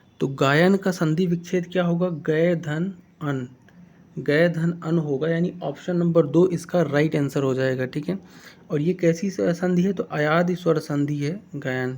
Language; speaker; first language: Hindi; native; Hindi